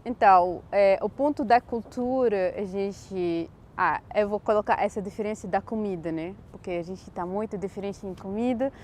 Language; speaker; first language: Portuguese; non-native, fluent; Arabic